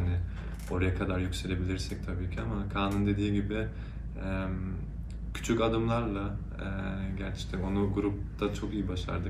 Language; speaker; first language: Turkish; early bilingual, heritage; Turkish